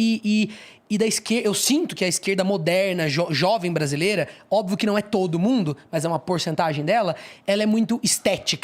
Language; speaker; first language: Portuguese; native; Portuguese